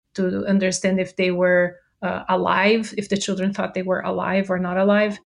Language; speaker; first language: English; non-native, fluent; Portuguese